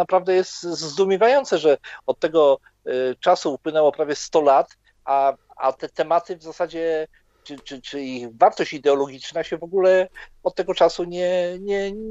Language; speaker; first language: Polish; native; Polish